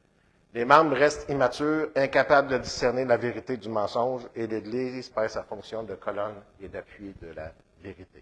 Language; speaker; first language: French; native; French